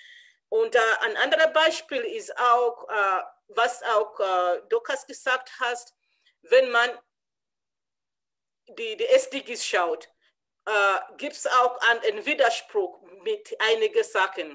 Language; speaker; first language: German; non-native, learner; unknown